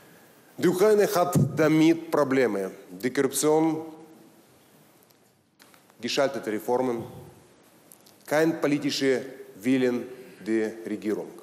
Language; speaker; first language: German; non-native, learner; Russian